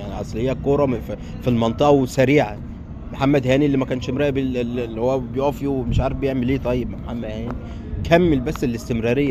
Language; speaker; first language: Arabic; native; Arabic